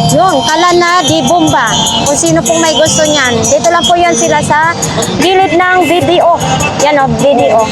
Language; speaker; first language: Filipino; non-native, local second language; Cebuano